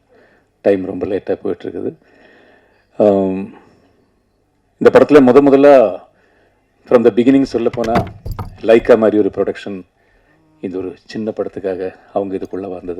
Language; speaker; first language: Tamil; non-native, local second language; Malayalam